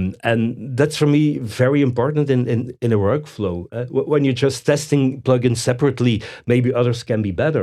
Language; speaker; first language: English; non-native, fluent; Dutch